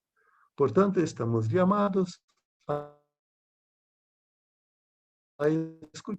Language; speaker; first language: Spanish; non-native, learner; Portuguese